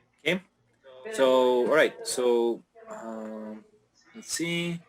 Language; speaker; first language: English; non-native, fluent; Spanish